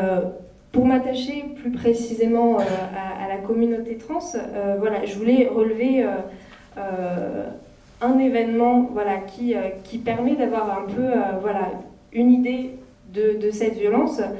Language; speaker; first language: French; native; French